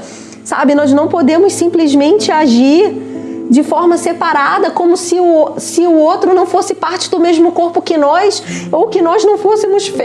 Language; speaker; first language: Portuguese; native; Portuguese